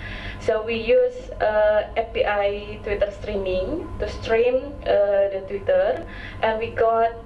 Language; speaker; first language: English; non-native, local second language; Indonesian